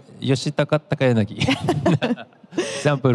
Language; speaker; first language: French; non-native, learner; Japanese